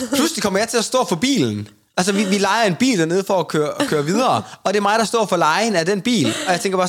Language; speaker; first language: Danish; native; Danish